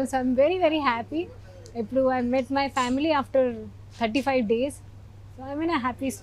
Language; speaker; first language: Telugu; non-native, learner; Hindi